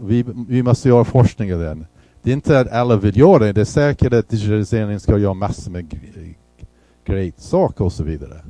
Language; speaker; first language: Swedish; non-native, fluent; English